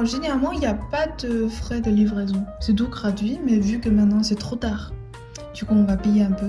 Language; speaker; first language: French; non-native, learner; Chinese